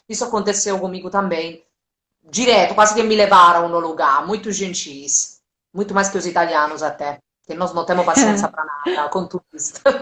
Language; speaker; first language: Portuguese; non-native, fluent; Italian